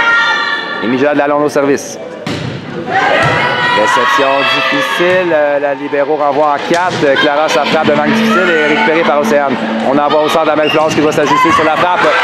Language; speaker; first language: French; native; French